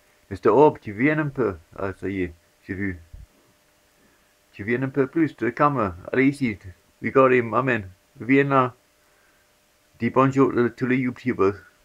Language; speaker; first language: French; non-native, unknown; English